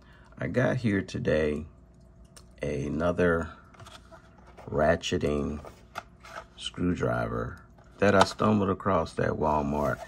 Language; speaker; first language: English; native; English